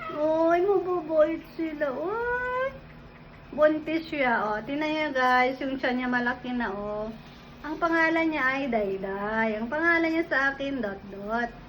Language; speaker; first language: Filipino; non-native, local second language; Iloko